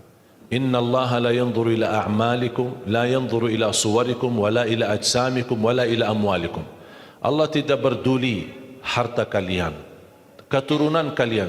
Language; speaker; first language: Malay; non-native, fluent; Arabic